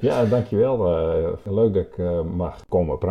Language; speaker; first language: Dutch; native; Dutch